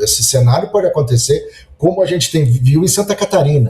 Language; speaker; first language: Portuguese; native; Portuguese